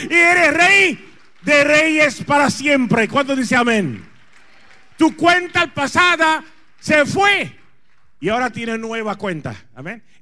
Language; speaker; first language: Spanish; non-native, fluent; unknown